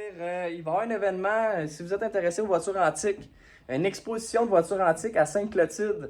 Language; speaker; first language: French; native; French